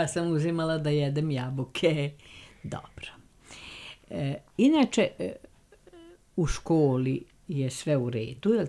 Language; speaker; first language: Serbian; native; Serbian